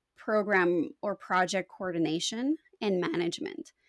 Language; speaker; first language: English; non-native, fluent; Romanian